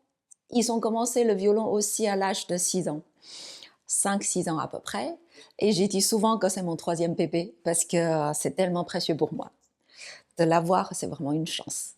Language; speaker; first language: French; non-native, fluent; Chinese